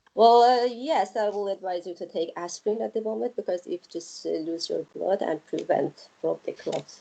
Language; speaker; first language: English; non-native, fluent; Persian